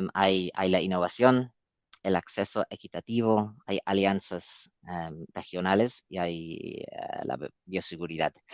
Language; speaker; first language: Spanish; non-native, fluent; English